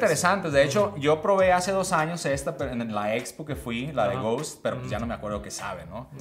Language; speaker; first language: Spanish; native; Spanish